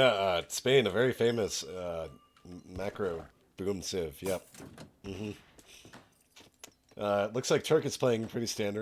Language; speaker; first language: English; native; English